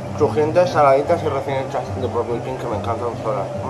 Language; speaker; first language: Spanish; native; Spanish